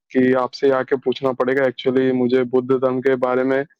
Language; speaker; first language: Hindi; native; Hindi